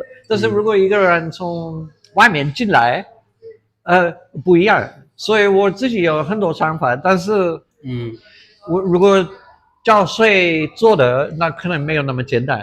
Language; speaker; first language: Chinese; non-native, fluent; English